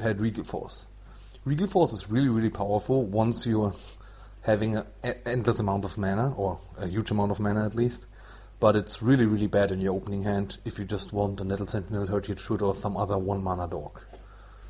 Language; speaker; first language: English; non-native, fluent; German